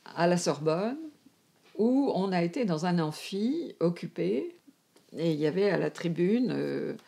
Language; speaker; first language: French; native; French